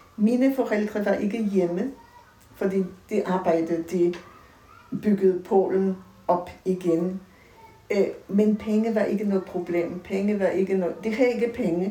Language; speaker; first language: Danish; non-native, fluent; Polish